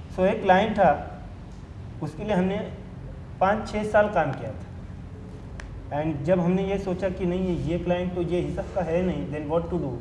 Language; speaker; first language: Hindi; non-native, local second language; Marathi